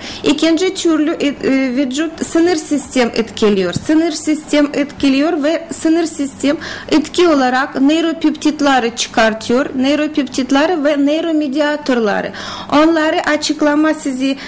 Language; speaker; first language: Turkish; non-native, learner; Russian